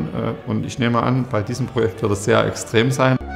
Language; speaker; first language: German; native; German